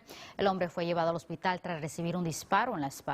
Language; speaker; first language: Spanish; native; Spanish